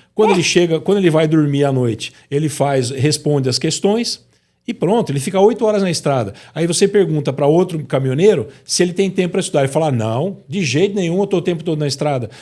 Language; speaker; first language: Portuguese; native; Portuguese